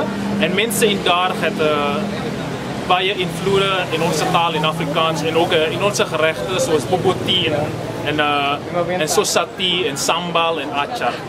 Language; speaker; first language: Dutch; non-native, learner; Afrikaans